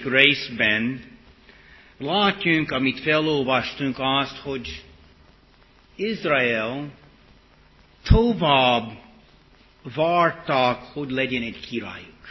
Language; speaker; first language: Hungarian; non-native, fluent; English